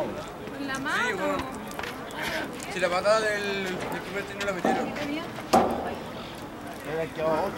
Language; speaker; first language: Spanish; native; Spanish